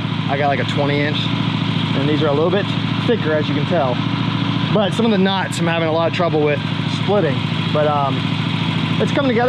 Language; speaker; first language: English; native; English